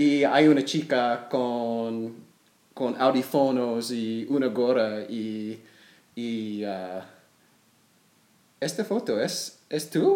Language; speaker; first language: Spanish; non-native, learner; English